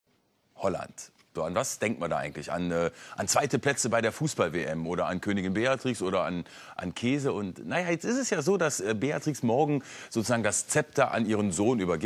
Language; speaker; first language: German; native; German